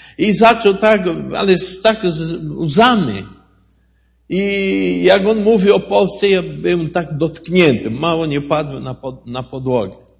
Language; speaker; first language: Polish; non-native, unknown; Portuguese